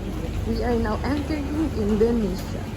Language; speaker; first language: English; non-native, local second language; Filipino